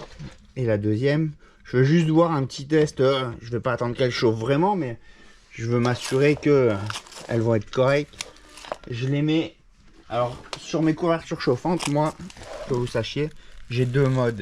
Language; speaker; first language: French; native; French